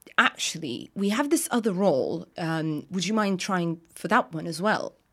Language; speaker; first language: English; non-native, fluent; Russian